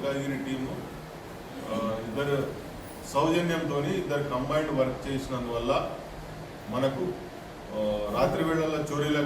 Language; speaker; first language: Telugu; native; Telugu